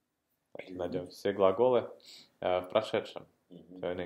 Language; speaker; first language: Russian; native; Russian